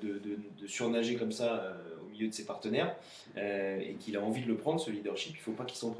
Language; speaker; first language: French; native; French